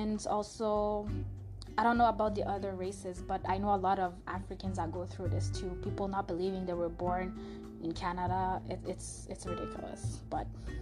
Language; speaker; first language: English; non-native, fluent; French